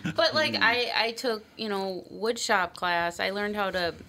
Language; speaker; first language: English; native; English